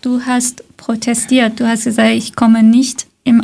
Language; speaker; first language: German; non-native, fluent; Persian